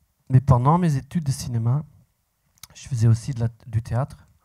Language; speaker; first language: French; non-native, local second language; Dutch